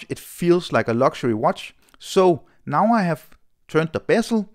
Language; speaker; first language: English; non-native, fluent; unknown